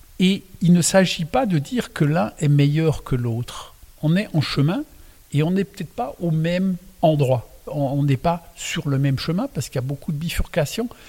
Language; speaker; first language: French; non-native, local second language; Swiss German